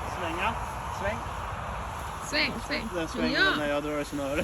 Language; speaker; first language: Swedish; native; Swedish